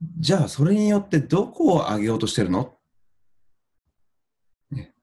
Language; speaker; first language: Japanese; native; Japanese